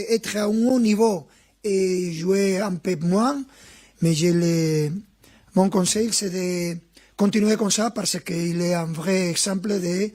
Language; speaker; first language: French; non-native, fluent; Spanish